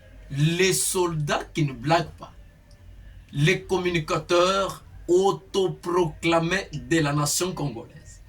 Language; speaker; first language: French; non-native, local second language; Lingala